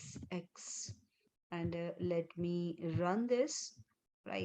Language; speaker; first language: English; non-native, local second language; Hindi